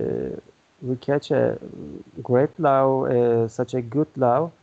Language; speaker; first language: English; non-native, learner; Turkish